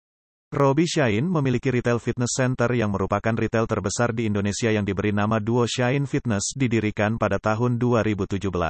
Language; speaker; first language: Indonesian; native; Indonesian